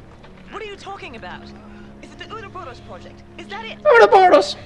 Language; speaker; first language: French; native; French